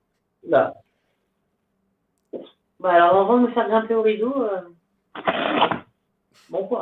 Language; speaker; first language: French; native; French